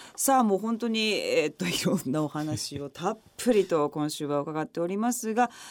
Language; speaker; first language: Japanese; native; Japanese